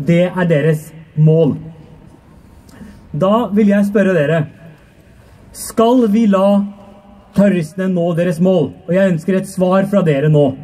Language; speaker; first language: Norwegian; early bilingual, other home language; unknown